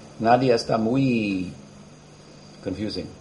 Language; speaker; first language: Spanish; non-native, learner; English